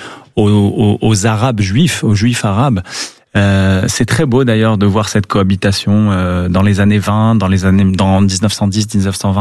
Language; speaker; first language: French; native; French